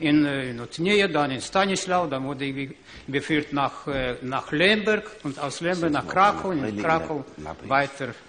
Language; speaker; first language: German; non-native, learner; Ukrainian